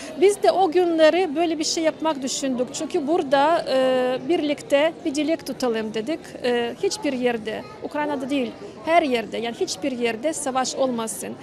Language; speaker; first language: Turkish; non-native, learner; Ukrainian